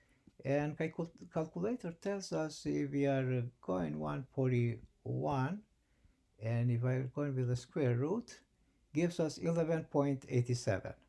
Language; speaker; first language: English; non-native, fluent; Albanian